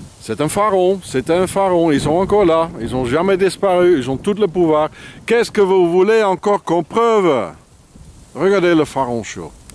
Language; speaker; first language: French; non-native, fluent; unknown